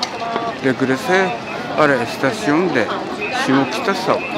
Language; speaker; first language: Spanish; non-native, learner; Japanese